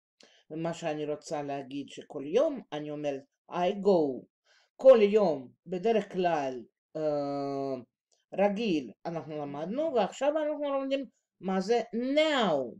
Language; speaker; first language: Hebrew; non-native, fluent; Russian